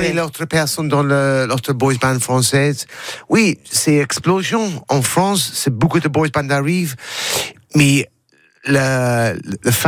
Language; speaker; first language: French; non-native, learner; English